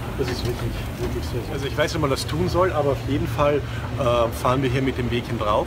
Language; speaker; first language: German; non-native, fluent; English